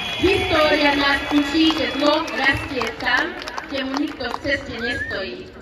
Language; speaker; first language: Slovak; non-native, local second language; Hungarian